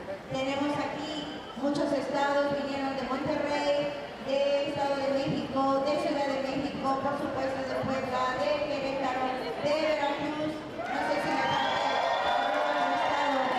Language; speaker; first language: Spanish; native; Spanish